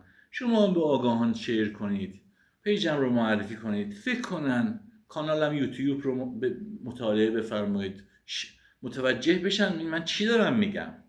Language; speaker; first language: Persian; native; Persian